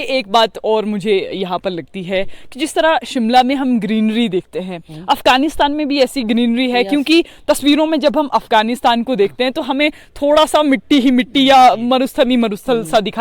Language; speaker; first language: Hindi; native; Hindi